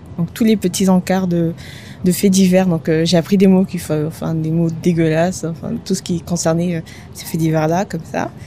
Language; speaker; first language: French; native; French